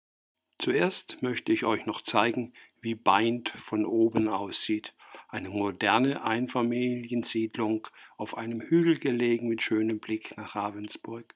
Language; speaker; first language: German; native; German